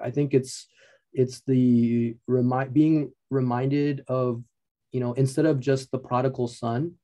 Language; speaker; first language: English; early bilingual, other home language; Chinese